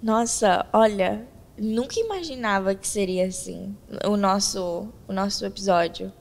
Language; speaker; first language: Portuguese; early bilingual, heritage; Portuguese